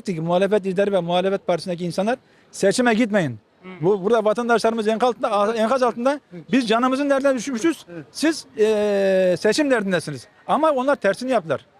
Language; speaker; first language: Turkish; native; Turkish